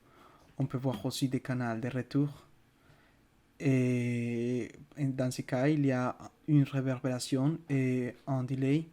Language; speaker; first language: French; non-native, fluent; Spanish